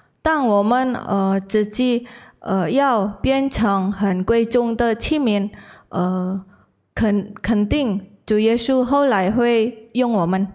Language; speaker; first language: Chinese; non-native, learner; Indonesian